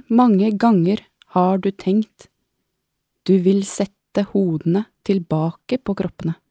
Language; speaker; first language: Norwegian; native; Norwegian